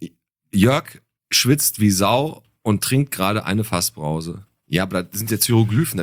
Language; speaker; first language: German; native; German